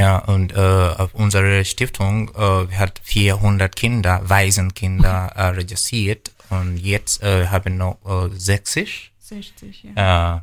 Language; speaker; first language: German; non-native, learner; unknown